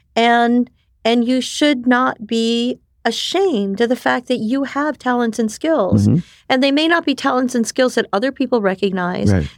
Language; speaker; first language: English; early bilingual, other home language; Japanese